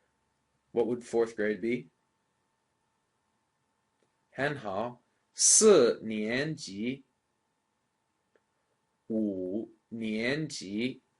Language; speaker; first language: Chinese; non-native, fluent; English